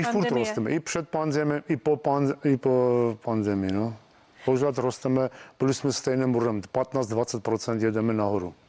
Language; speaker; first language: Czech; non-native, fluent; Armenian